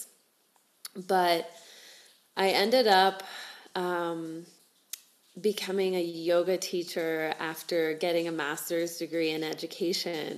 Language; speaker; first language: English; native; English